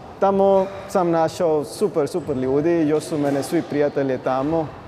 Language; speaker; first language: Croatian; non-native, learner; Punjabi